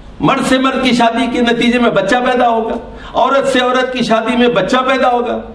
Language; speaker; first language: Urdu; native; Urdu